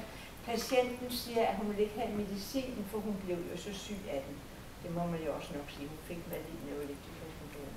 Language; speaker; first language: Danish; native; Danish